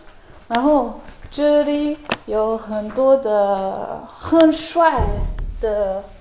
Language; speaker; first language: Chinese; non-native, fluent; Dutch